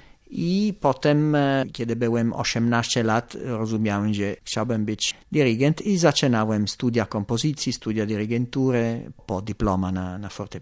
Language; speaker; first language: Polish; non-native, fluent; Italian